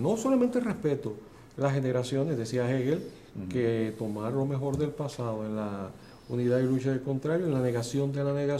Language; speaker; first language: Spanish; native; Spanish